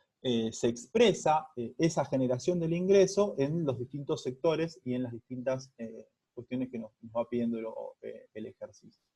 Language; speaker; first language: Spanish; native; Spanish